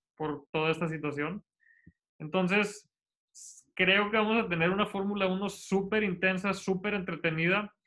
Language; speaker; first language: Spanish; native; Spanish